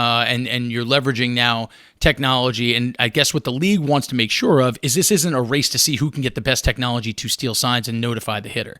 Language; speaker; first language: English; native; English